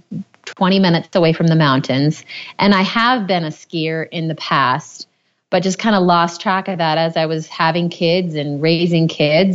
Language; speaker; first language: English; native; English